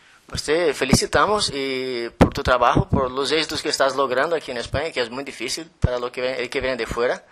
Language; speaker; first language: Spanish; non-native, fluent; Portuguese